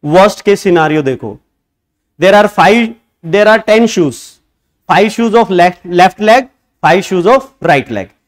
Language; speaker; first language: Hindi; native; Hindi